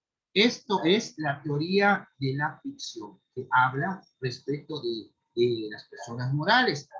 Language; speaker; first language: Spanish; native; Spanish